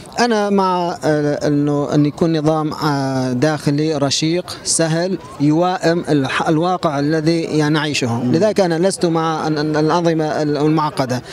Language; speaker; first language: Arabic; native; Arabic